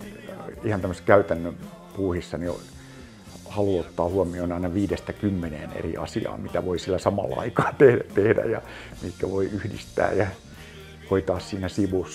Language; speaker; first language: Finnish; native; Finnish